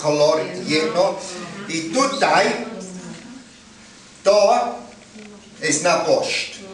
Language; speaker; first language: Polish; non-native, learner; German